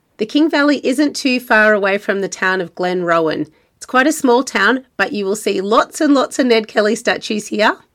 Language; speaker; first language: English; native; English